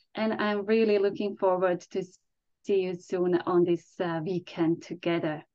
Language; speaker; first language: English; non-native, fluent; Slovak